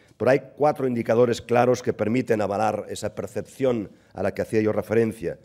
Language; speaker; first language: Spanish; non-native, local second language; Catalan